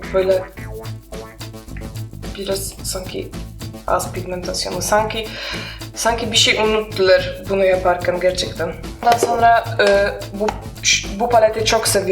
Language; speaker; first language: Turkish; non-native, learner; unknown